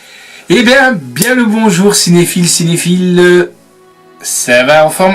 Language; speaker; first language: French; native; French